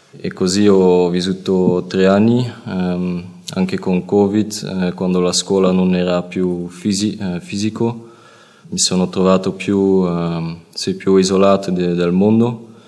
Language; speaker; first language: Italian; non-native, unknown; Dutch